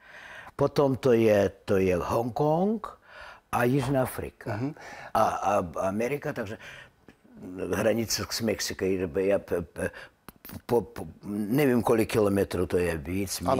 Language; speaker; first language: Czech; non-native, learner; Russian